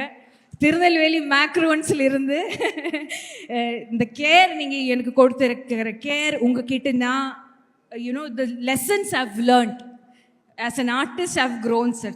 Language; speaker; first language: Tamil; non-native, learner; Malayalam